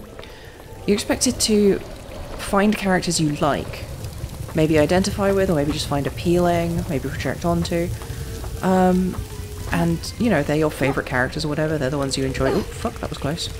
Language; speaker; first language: English; native; English